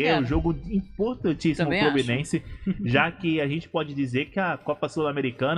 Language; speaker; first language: Portuguese; native; Portuguese